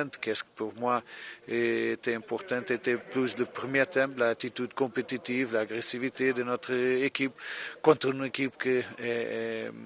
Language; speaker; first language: French; non-native, fluent; Portuguese